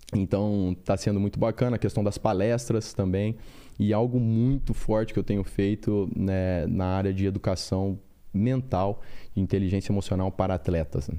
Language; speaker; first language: Portuguese; native; Portuguese